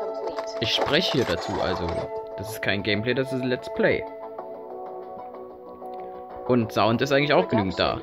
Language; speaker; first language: German; native; German